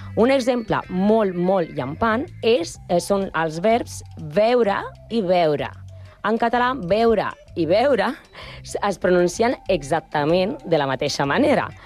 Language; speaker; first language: Catalan; non-native, learner; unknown